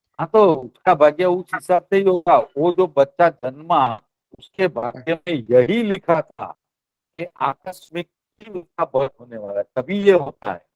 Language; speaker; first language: Hindi; non-native, local second language; Gujarati